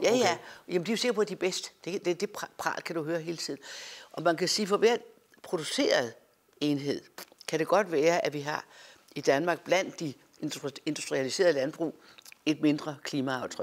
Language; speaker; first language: Danish; native; Danish